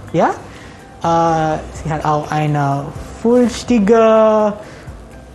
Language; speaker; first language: German; non-native, learner; Malay